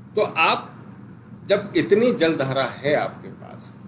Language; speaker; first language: Hindi; native; Hindi